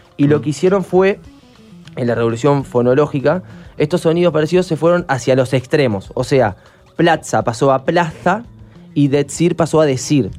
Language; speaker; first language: Spanish; native; Spanish